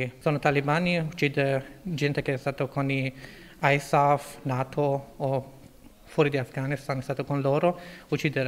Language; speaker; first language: Italian; non-native, learner; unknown